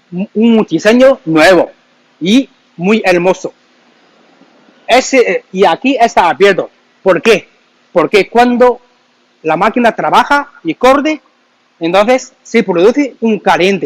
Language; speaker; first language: Spanish; non-native, learner; Chinese